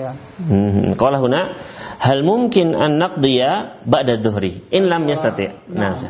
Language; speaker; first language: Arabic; non-native, fluent; Indonesian